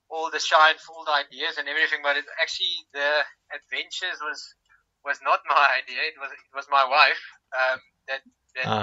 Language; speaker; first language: English; non-native, local second language; Afrikaans